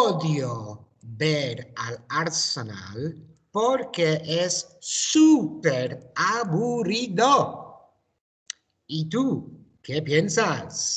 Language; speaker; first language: Spanish; non-native, learner; English